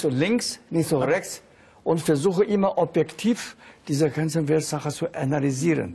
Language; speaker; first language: German; non-native, fluent; Chinese